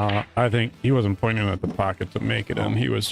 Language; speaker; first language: English; native; English